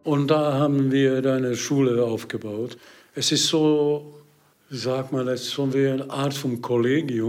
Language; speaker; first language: German; non-native, learner; Hungarian